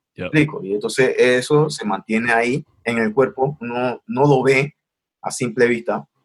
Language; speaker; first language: Spanish; native; Spanish